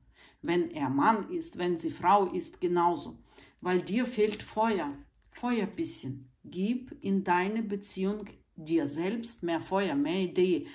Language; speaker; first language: German; non-native, fluent; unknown